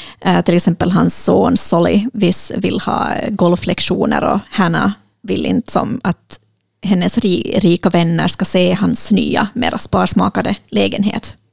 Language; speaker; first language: Swedish; native; Swedish